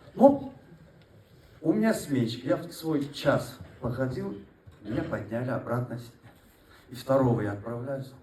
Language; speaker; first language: Russian; non-native, local second language; Kazakh